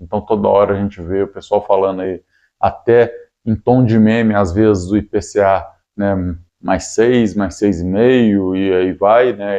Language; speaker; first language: Portuguese; native; Portuguese